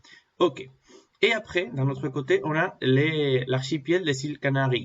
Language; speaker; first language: French; non-native, fluent; Spanish